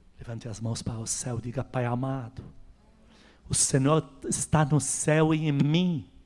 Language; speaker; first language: Portuguese; non-native, fluent; Arabic